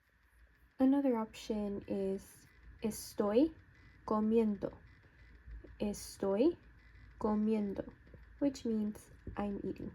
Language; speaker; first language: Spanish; non-native, fluent; English